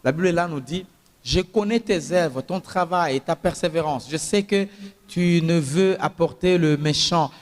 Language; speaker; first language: French; non-native, local second language; Swahili